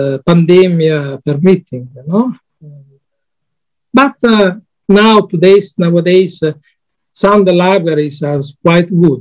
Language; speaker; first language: English; non-native, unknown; Italian